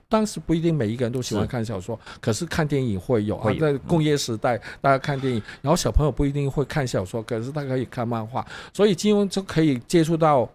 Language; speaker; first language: Chinese; non-native, local second language; Cantonese